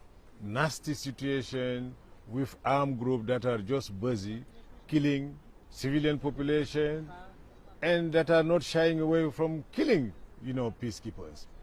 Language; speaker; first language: English; non-native, fluent; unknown